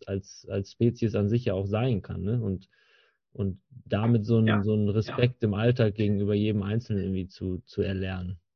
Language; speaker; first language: German; native; German